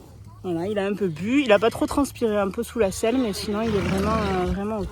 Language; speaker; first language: French; native; French